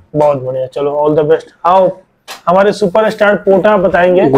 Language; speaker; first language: Hindi; native; Hindi